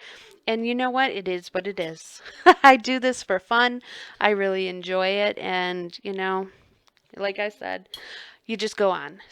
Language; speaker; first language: English; native; English